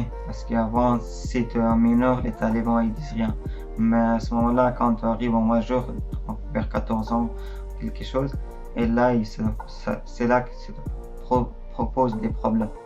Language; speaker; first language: French; non-native, learner; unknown